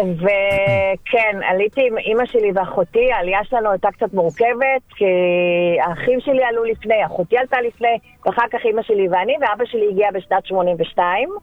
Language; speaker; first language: Hebrew; early bilingual, other home language; French